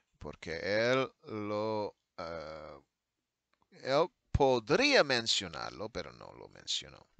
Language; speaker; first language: Spanish; non-native, fluent; English